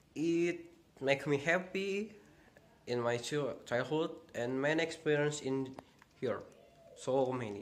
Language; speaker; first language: English; non-native, learner; Indonesian